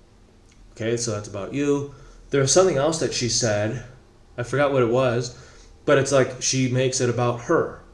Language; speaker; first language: English; native; English